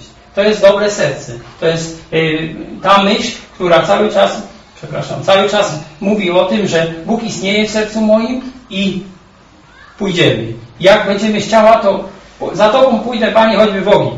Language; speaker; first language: Polish; native; Polish